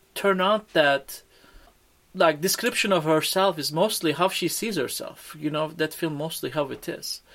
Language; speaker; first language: English; non-native, fluent; Turkish